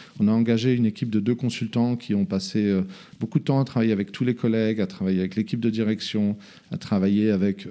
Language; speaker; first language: French; native; French